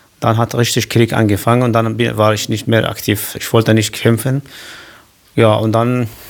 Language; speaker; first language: German; non-native, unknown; Kurdish